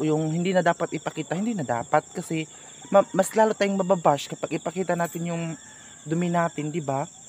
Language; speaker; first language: Filipino; non-native, local second language; Cebuano